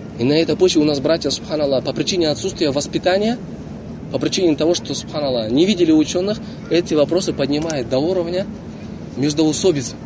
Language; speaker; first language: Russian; non-native, local second language; Kazakh